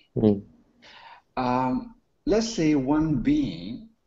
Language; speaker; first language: English; non-native, learner; Burmese